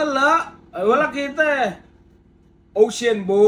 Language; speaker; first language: Filipino; non-native, learner; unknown